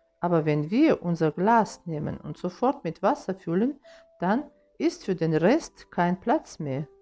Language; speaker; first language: German; non-native, fluent; Russian